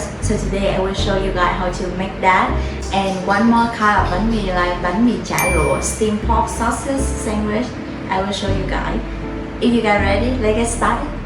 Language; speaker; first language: English; non-native, fluent; Vietnamese